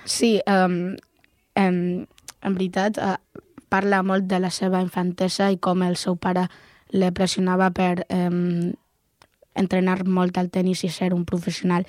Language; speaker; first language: Catalan; non-native, local second language; Spanish